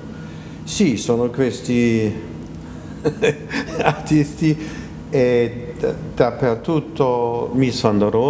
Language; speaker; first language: Italian; non-native, fluent; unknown